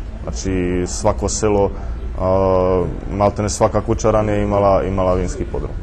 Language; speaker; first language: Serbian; non-native, fluent; Czech